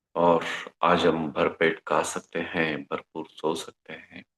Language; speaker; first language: Hindi; non-native, local second language; Kannada